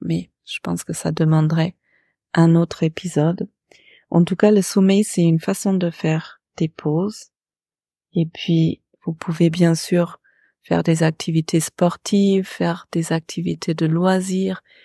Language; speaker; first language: French; non-native, fluent; German